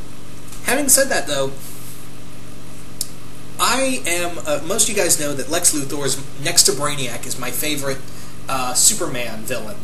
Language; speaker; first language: English; native; English